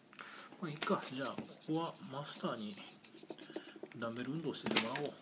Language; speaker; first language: Japanese; native; Japanese